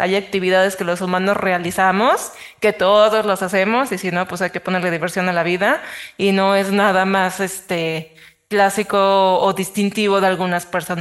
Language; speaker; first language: Spanish; native; Spanish